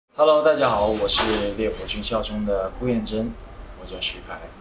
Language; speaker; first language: Chinese; native; Chinese